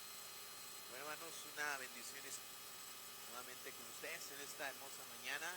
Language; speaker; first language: Spanish; native; Spanish